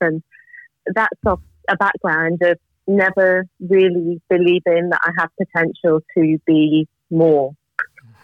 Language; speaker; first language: English; native; English